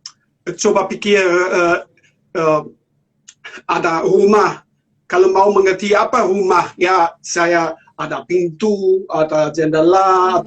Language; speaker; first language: Indonesian; non-native, learner; German